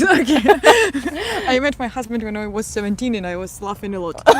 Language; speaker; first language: English; non-native, fluent; Russian